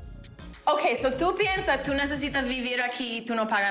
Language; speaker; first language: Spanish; non-native, learner; English